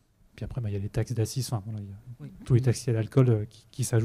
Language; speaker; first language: French; native; French